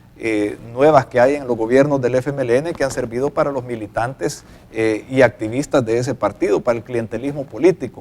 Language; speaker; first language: Spanish; native; Spanish